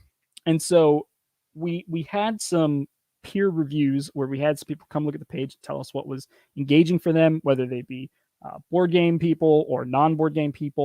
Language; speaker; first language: English; native; English